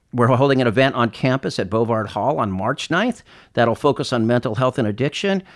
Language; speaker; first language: English; native; English